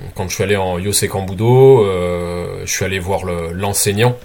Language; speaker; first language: French; native; French